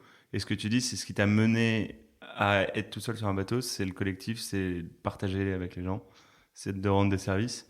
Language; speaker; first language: French; native; French